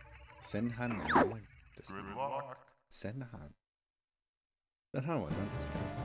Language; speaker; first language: Japanese; non-native, learner; English